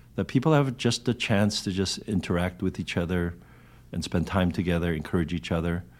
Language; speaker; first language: English; early bilingual, other home language; Korean